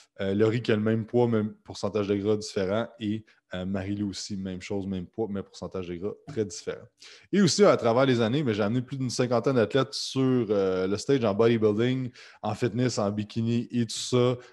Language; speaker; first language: French; native; French